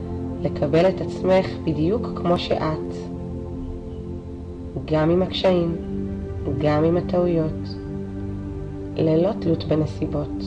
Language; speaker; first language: Hebrew; native; Hebrew